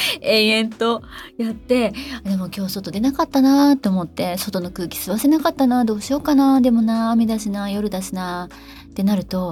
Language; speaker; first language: Japanese; native; Japanese